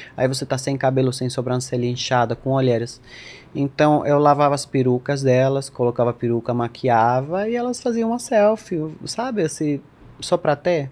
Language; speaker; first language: Portuguese; non-native, fluent; Spanish